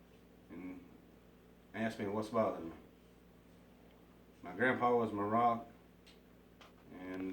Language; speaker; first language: English; native; English